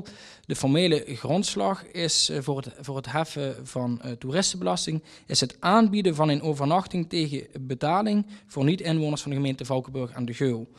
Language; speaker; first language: Dutch; native; Dutch